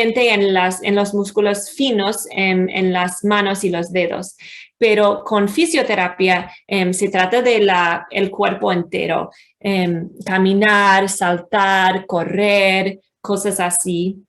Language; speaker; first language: Spanish; non-native, fluent; English